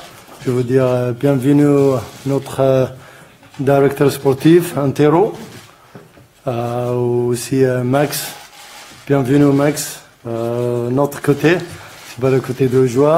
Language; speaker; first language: French; non-native, learner; Arabic